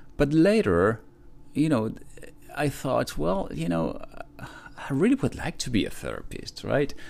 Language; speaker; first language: English; non-native, fluent; Spanish